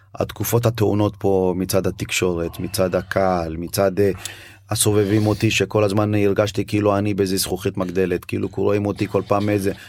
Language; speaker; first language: Hebrew; early bilingual, other home language; Amharic